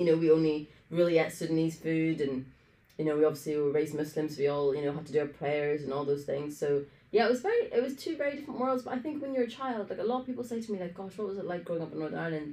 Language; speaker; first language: English; early bilingual, other home language; Arabic